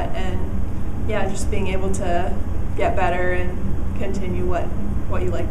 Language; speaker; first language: English; native; English